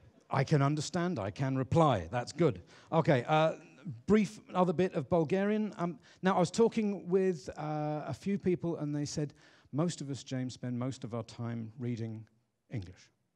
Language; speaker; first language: English; native; English